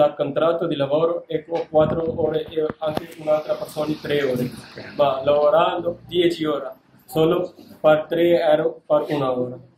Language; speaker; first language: Italian; non-native, learner; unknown